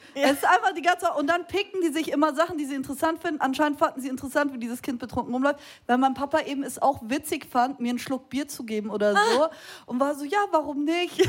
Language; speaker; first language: German; early bilingual, other home language; Kurdish